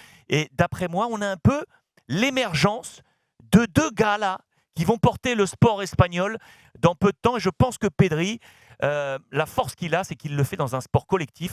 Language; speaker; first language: French; native; French